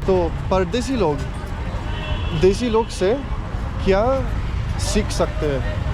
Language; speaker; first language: Hindi; non-native, fluent; Italian